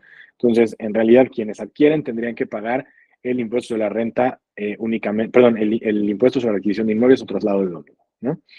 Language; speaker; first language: Spanish; native; Spanish